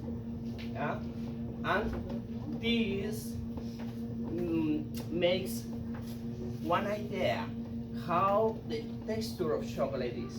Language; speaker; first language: English; non-native, learner; Spanish